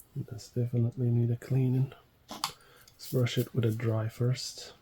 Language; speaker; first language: English; non-native, fluent; Arabic